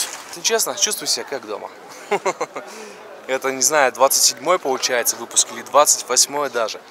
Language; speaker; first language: Russian; native; Russian